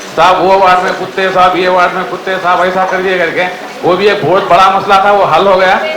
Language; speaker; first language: Hindi; non-native, local second language; Telugu